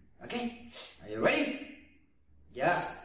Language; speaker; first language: English; non-native, learner; Vietnamese